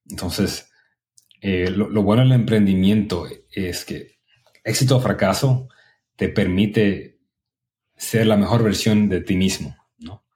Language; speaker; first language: Spanish; early bilingual, other home language; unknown